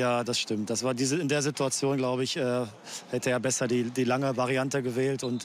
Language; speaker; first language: German; native; German